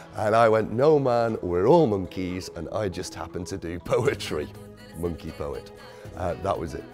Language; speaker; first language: English; native; English